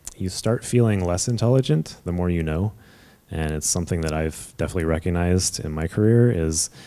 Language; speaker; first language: English; native; English